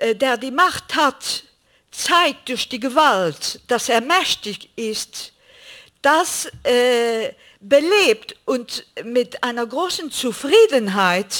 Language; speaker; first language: German; non-native, fluent; Greek